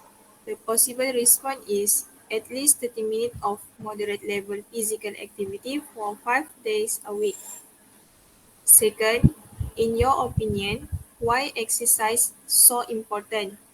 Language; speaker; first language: English; non-native, local second language; Malay